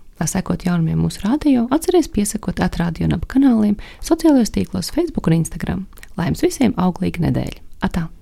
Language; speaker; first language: Latvian; non-native, local second language; Russian